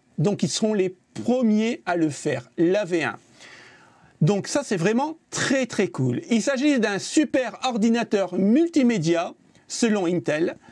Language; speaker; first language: French; native; French